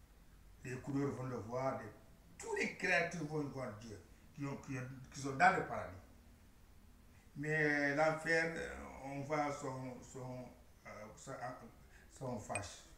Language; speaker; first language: French; non-native, learner; Arabic